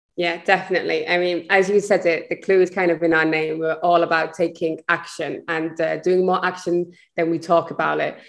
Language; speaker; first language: English; native; English